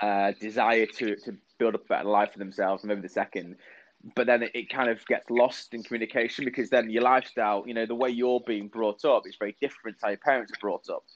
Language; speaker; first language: English; native; English